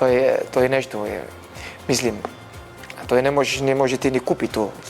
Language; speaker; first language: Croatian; non-native, learner; Arabic